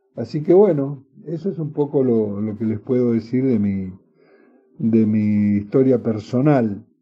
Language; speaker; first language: Spanish; native; Spanish